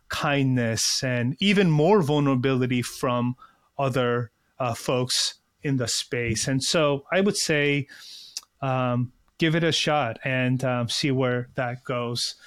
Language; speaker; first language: English; early bilingual, other home language; Korean